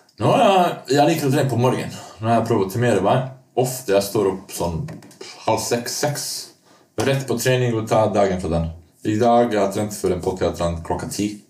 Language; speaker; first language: Norwegian; non-native, fluent; Bosnian